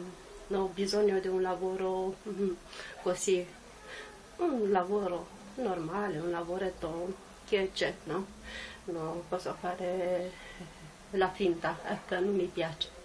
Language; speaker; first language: Italian; non-native, learner; Romanian